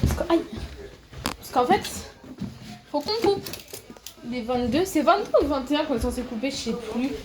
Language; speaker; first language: French; native; French